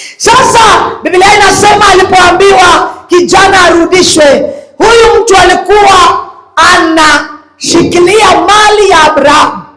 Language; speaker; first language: Swahili; non-native, local second language; Kalenjin